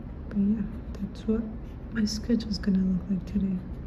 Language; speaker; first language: English; early bilingual, other home language; Spanish